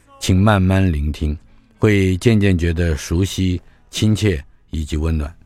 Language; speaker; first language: Chinese; native; Chinese